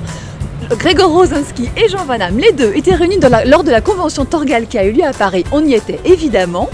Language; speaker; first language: French; native; French